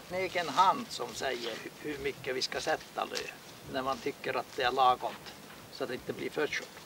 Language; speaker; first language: Swedish; non-native, local second language; Finnish